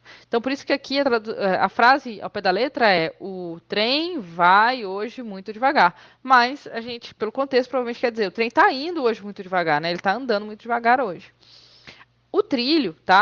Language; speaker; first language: Portuguese; native; Portuguese